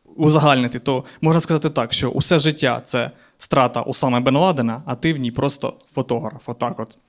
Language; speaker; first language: Ukrainian; native; Ukrainian